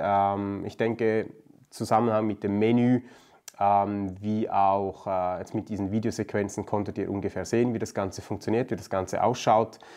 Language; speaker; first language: German; native; German